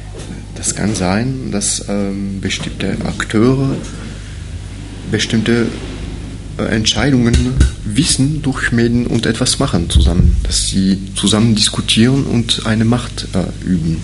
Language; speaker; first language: German; non-native, fluent; French